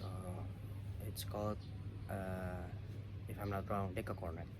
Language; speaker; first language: English; non-native, fluent; Indonesian